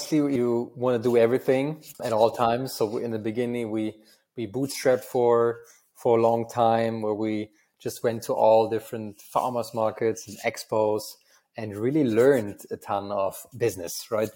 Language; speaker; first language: English; non-native, fluent; German